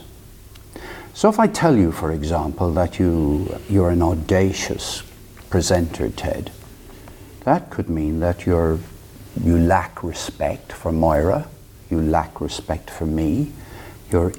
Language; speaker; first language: English; native; English